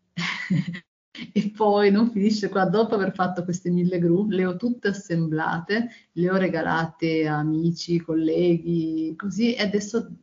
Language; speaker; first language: Italian; native; Italian